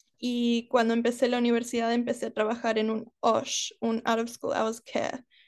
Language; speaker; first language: Spanish; early bilingual, heritage; Spanish